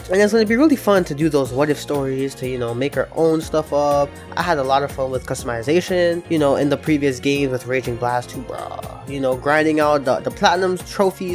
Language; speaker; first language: English; native; English